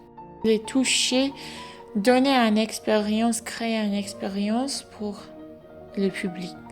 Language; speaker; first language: French; non-native, fluent; English